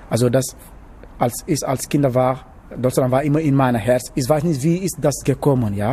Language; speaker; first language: German; non-native, learner; Wolof